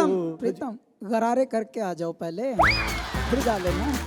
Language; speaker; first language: Hindi; native; Hindi